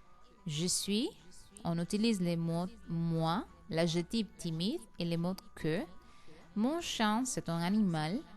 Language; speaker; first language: French; non-native, learner; Spanish